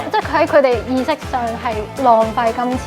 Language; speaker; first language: Cantonese; native; Cantonese